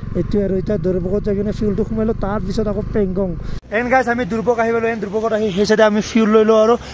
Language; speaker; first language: Assamese; non-native, local second language; Bodo